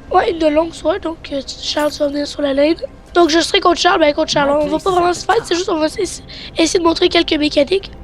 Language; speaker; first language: French; native; French